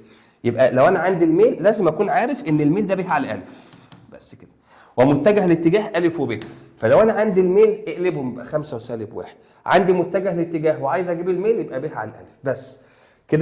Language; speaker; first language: Arabic; native; Arabic